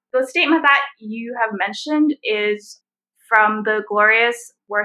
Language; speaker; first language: English; non-native, local second language; Cantonese